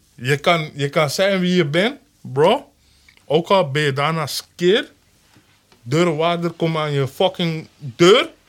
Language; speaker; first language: Dutch; early bilingual, other home language; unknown